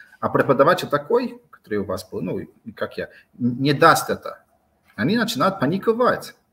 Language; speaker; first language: Russian; non-native, fluent; English